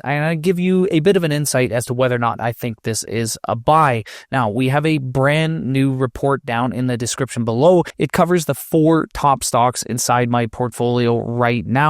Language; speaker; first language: English; native; English